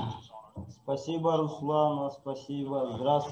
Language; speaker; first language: Russian; non-native, local second language; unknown